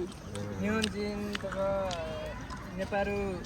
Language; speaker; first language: Japanese; non-native, learner; Nepali